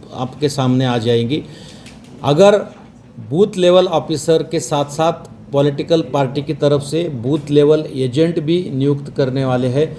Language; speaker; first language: Hindi; non-native, local second language; Marathi